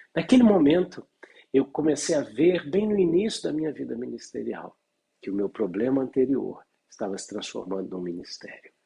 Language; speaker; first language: Portuguese; native; Portuguese